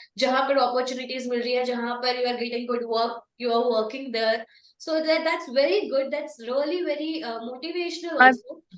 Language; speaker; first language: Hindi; native; Hindi